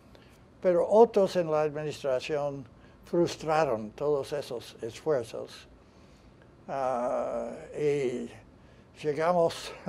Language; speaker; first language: Spanish; non-native, fluent; English